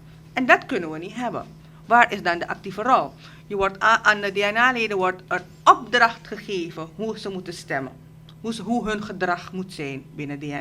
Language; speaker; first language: Dutch; native; Dutch